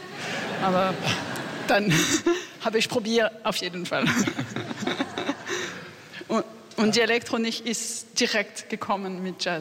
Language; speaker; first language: German; non-native, fluent; French